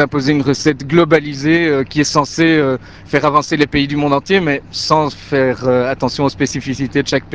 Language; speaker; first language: French; native; French